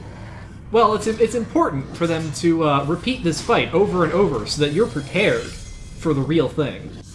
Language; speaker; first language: English; native; English